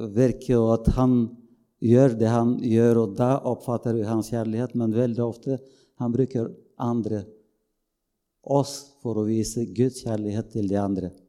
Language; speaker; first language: Norwegian; non-native, fluent; Bulgarian